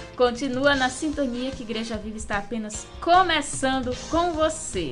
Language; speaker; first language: Portuguese; native; Portuguese